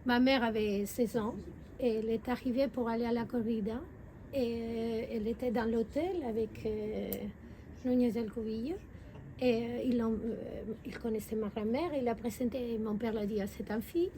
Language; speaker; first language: French; non-native, fluent; Spanish